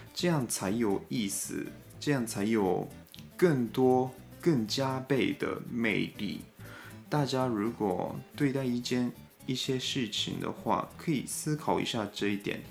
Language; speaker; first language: Chinese; non-native, fluent; Japanese